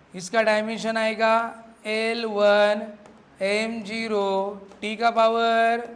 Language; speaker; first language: Hindi; non-native, local second language; Marathi